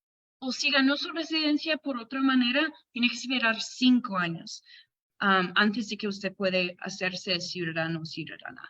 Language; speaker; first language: Spanish; non-native, fluent; English